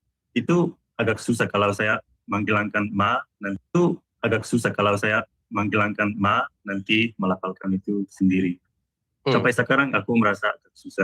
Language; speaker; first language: Indonesian; non-native, learner; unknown